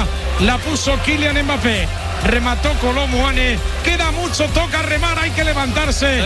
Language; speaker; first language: Spanish; native; Spanish